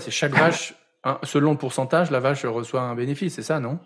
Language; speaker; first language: French; native; French